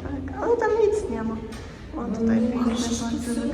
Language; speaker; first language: Polish; non-native, learner; Ukrainian